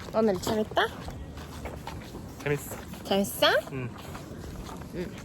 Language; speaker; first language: Korean; non-native, learner; Ukrainian